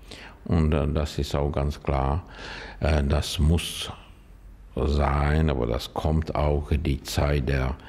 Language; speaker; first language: German; non-native, learner; Czech